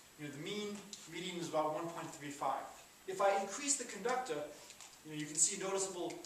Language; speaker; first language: English; native; English